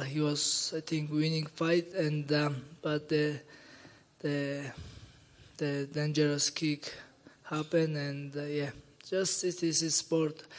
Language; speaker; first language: English; non-native, learner; Georgian